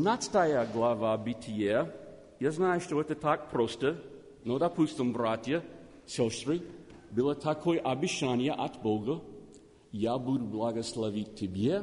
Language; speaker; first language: Russian; non-native, learner; English